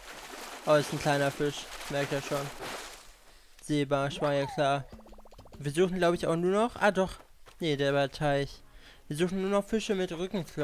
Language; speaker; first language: German; native; German